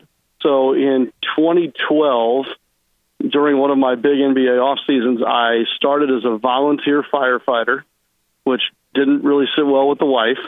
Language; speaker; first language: English; native; English